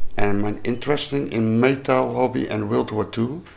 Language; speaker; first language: English; non-native, learner; Dutch